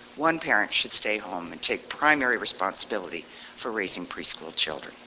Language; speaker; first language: English; native; English